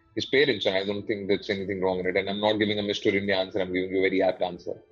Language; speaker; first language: English; non-native, local second language; Hindi